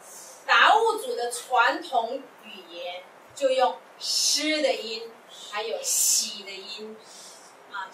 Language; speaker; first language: Chinese; non-native, local second language; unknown